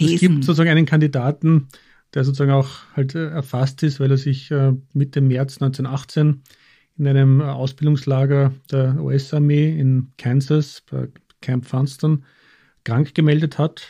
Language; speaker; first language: German; native; German